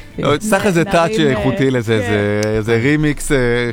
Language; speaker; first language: Hebrew; native; Hebrew